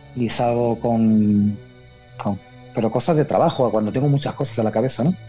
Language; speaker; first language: Spanish; native; Spanish